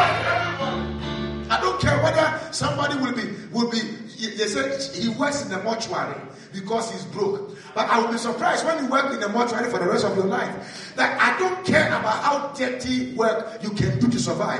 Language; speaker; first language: English; non-native, local second language; Akan